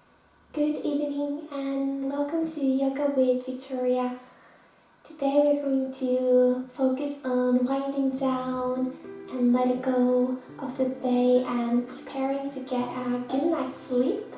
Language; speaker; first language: English; non-native, fluent; Norwegian